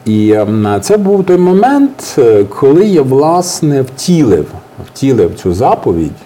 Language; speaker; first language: Ukrainian; native; Ukrainian